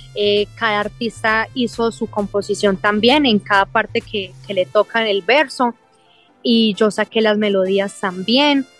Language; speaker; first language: Spanish; early bilingual, heritage; English